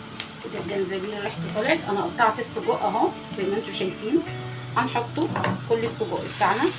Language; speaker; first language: Arabic; native; Arabic